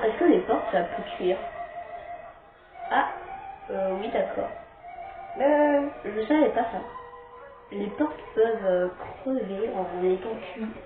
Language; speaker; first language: French; native; French